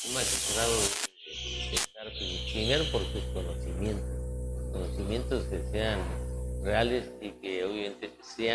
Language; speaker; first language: Spanish; native; Spanish